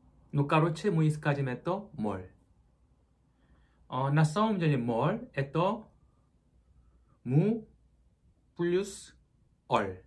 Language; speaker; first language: Russian; non-native, learner; Korean